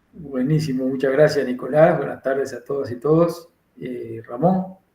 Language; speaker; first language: Spanish; native; Spanish